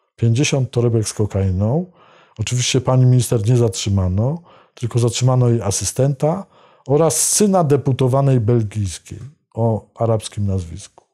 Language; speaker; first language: Polish; native; Polish